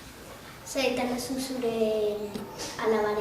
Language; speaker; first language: Basque; non-native, local second language; Spanish